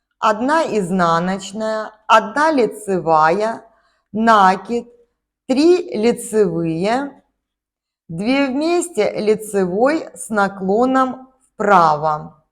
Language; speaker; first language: Russian; native; Russian